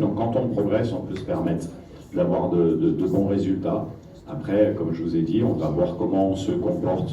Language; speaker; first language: French; native; French